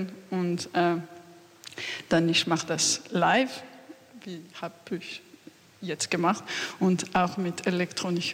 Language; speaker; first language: German; non-native, learner; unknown